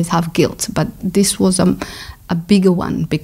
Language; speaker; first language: English; non-native, local second language; Somali